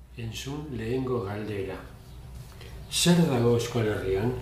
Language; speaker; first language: Basque; non-native, learner; Spanish